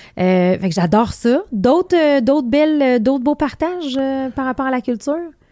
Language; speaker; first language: French; native; French